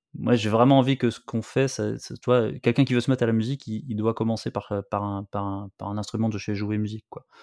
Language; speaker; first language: French; native; French